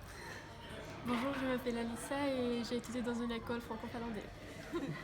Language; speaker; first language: French; non-native, learner; Finnish